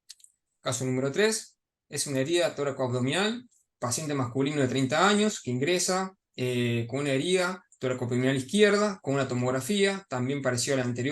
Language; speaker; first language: Spanish; native; Spanish